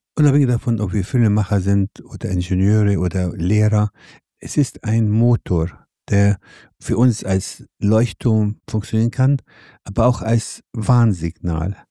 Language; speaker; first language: German; non-native, fluent; Arabic